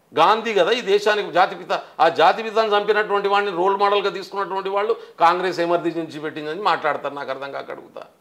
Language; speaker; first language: Telugu; non-native, local second language; Lambadi